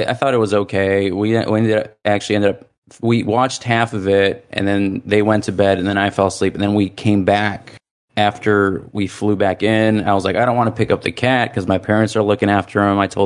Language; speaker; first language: English; native; English